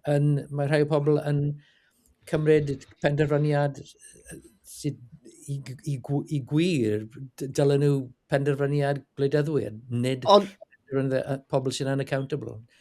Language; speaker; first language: Welsh; non-native, learner; English